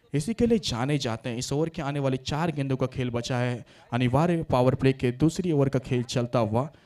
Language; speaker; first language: Hindi; non-native, local second language; Marathi